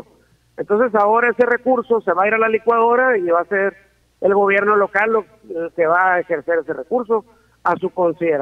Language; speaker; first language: Spanish; native; Spanish